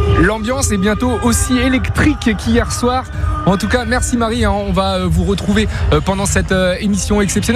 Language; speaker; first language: French; native; French